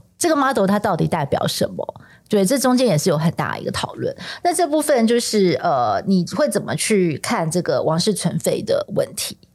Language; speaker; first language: Chinese; native; Chinese